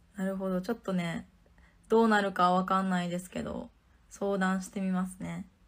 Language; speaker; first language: Japanese; native; Japanese